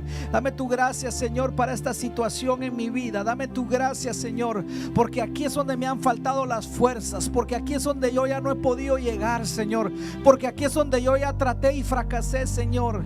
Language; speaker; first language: Spanish; native; Spanish